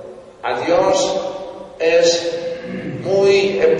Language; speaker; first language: Spanish; non-native, fluent; Italian